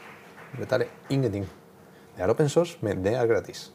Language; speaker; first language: Norwegian; non-native, learner; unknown